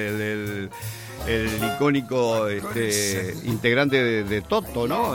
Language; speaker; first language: Spanish; native; Spanish